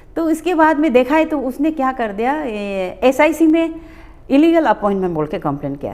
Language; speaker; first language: Hindi; non-native, local second language; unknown